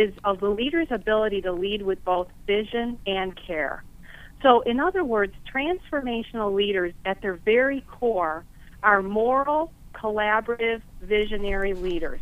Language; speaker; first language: English; native; English